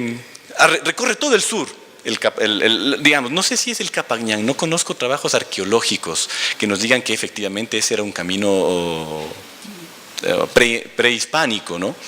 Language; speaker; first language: Spanish; native; Spanish